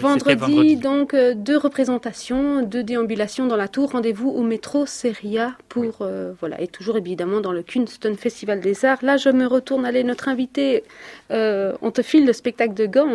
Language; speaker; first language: French; native; French